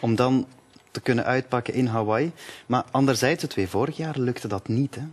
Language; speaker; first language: Dutch; native; Dutch